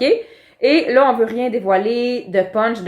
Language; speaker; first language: French; native; French